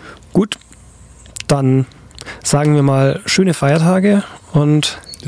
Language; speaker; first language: German; native; German